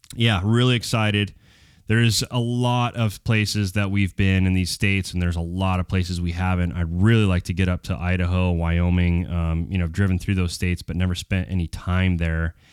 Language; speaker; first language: English; native; English